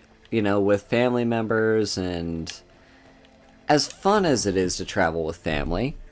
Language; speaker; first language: English; native; English